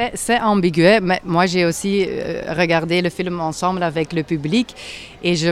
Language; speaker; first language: French; non-native, local second language; Dutch